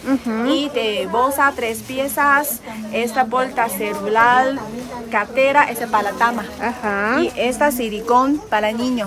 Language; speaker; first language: Spanish; non-native, learner; Chinese